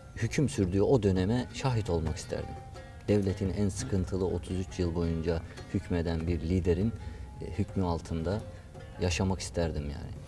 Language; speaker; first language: Turkish; native; Turkish